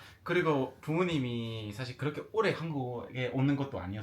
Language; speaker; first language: Korean; non-native, fluent; English